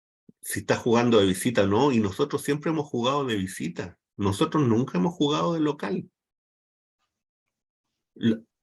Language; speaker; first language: Spanish; native; Spanish